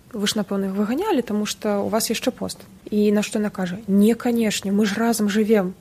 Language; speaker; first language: Belarusian; native; Belarusian